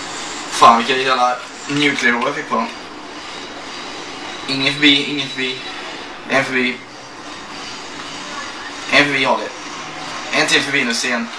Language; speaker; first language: Swedish; native; Swedish